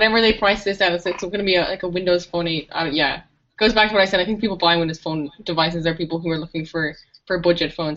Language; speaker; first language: English; native; English